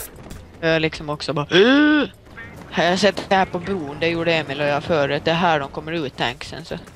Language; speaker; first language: Swedish; native; Swedish